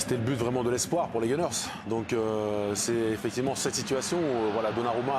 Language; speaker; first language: French; native; French